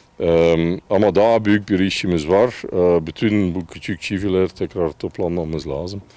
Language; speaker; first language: Turkish; non-native, fluent; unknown